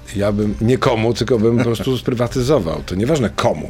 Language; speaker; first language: Polish; native; Polish